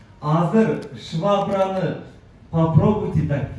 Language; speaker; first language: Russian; non-native, local second language; Kyrgyz